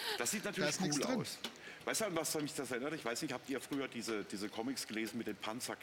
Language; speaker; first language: German; native; German